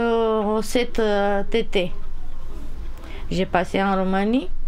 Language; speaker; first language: French; non-native, learner; Romanian